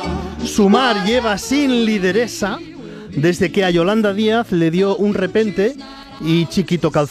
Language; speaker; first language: Spanish; native; Spanish